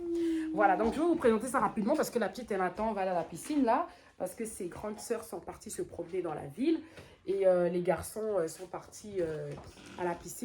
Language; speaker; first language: French; native; French